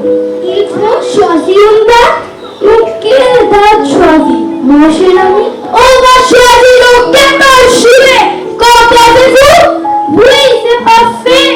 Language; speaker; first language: French; non-native, learner; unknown